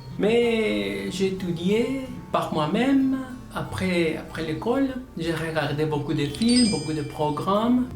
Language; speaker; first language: French; non-native, learner; Spanish